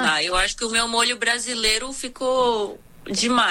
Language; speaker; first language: Portuguese; early bilingual, other home language; Korean